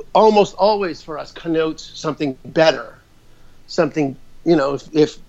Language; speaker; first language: English; native; English